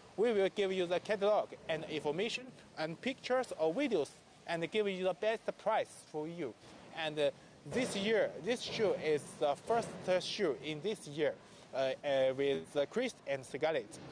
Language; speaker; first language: English; non-native, learner; Chinese